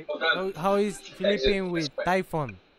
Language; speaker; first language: English; non-native, learner; Spanish